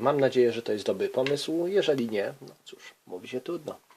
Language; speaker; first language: Polish; native; Polish